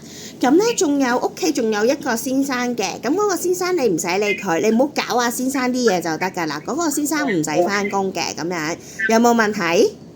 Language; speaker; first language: Cantonese; native; Cantonese